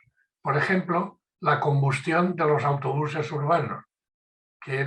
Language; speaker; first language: Spanish; native; Spanish